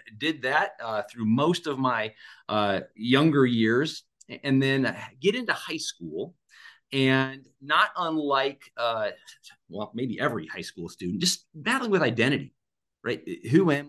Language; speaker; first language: English; native; English